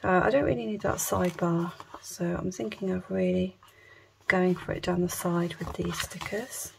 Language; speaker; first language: English; native; English